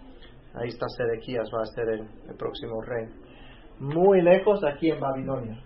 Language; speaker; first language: Spanish; native; Spanish